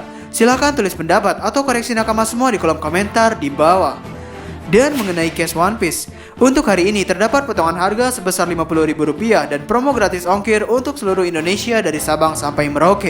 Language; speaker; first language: Indonesian; native; Indonesian